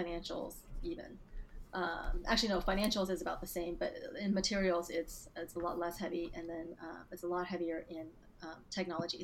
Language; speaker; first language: English; native; English